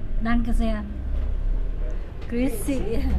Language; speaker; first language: German; non-native, learner; Vietnamese